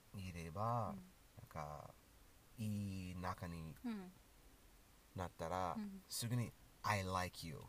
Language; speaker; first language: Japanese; non-native, learner; English